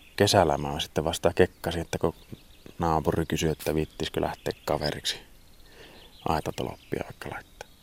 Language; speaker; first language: Finnish; early bilingual, heritage; Finnish